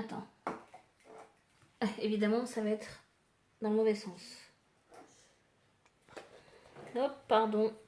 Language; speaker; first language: French; native; French